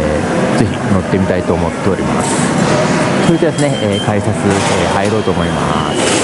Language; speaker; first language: Japanese; native; Japanese